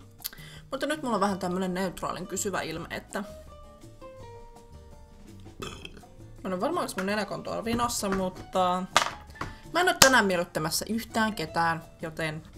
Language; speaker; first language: Finnish; native; Finnish